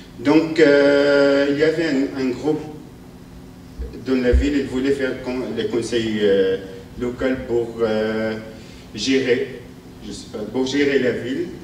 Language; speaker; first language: French; non-native, learner; Arabic